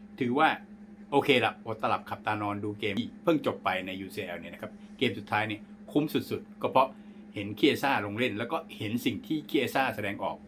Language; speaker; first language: Thai; native; Thai